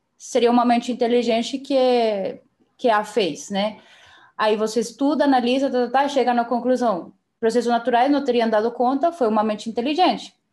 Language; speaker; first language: Portuguese; non-native, fluent; Spanish